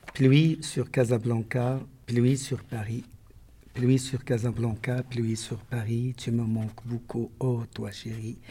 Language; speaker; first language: French; non-native, local second language; Arabic